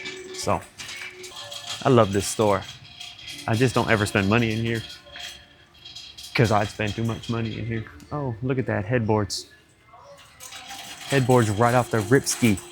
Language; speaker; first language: English; native; English